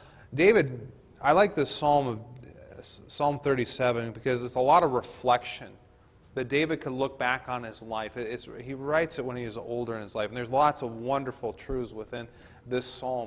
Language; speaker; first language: English; native; English